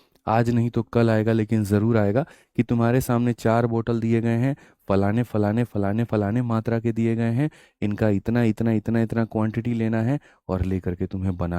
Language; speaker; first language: Hindi; native; Hindi